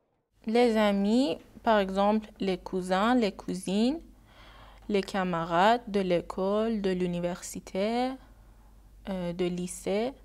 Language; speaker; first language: French; non-native, learner; Persian